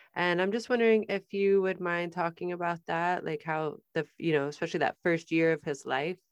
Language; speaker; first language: English; native; English